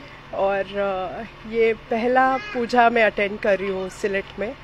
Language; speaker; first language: Hindi; non-native, local second language; Bangla